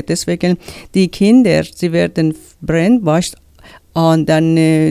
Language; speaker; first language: German; non-native, learner; Persian